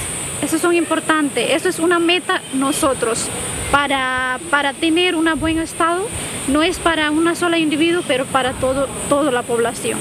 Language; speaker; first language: Spanish; non-native, fluent; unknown